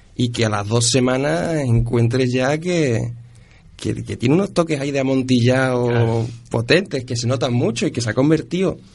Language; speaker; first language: Spanish; native; Spanish